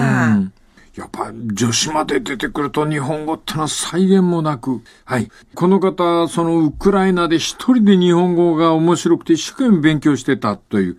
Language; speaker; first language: Japanese; native; Japanese